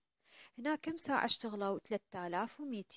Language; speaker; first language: Arabic; native; Arabic